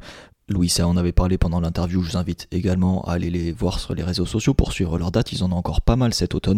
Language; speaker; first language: French; native; French